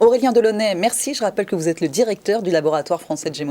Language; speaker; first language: French; native; French